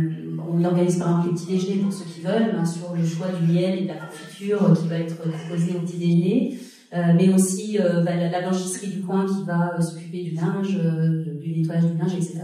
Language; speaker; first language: French; native; French